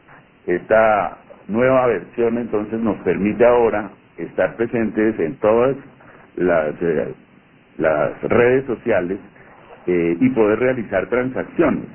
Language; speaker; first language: Spanish; native; Spanish